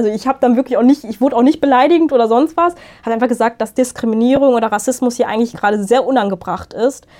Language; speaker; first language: German; early bilingual, other home language; Arabic